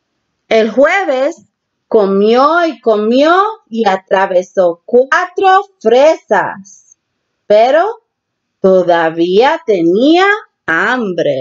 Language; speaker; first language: Spanish; early bilingual, heritage; Spanish